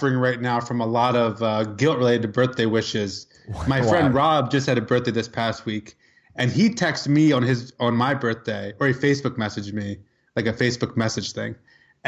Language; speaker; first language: English; native; English